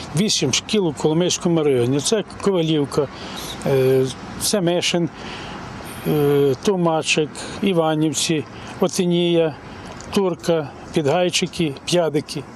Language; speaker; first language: Ukrainian; native; Ukrainian